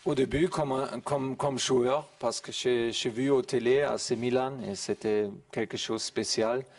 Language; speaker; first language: French; non-native, learner; German